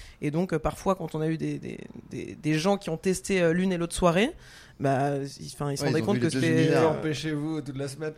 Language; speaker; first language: French; native; French